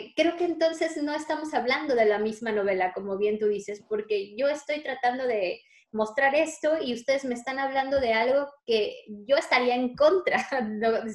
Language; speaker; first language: Spanish; native; Spanish